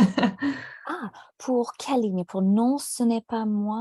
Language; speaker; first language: French; native; French